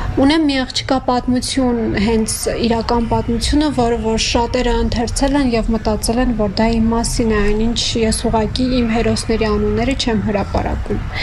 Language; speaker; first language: Armenian; native; Armenian